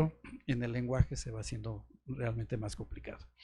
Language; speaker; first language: Spanish; native; Spanish